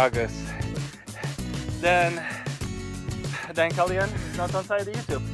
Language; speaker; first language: Indonesian; non-native, fluent; English